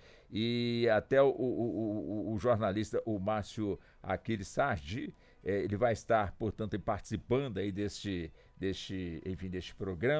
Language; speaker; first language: Portuguese; native; Portuguese